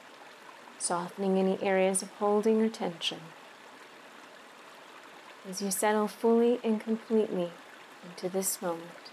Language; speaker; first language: English; native; English